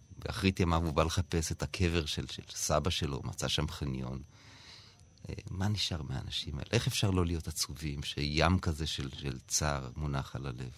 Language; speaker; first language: Hebrew; native; Hebrew